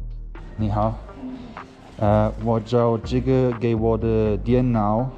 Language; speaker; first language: Chinese; non-native, learner; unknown